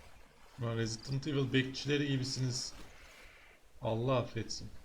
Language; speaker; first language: Turkish; native; Turkish